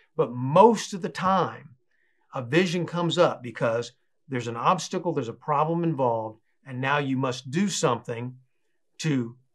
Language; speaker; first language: English; native; English